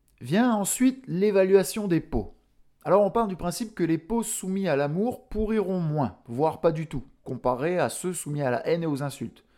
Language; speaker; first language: French; native; French